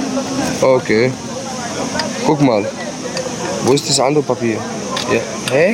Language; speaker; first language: German; non-native, learner; Arabic